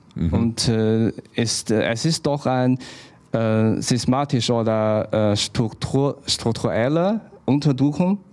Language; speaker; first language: German; non-native, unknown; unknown